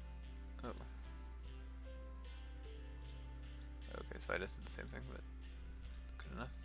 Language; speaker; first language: English; native; English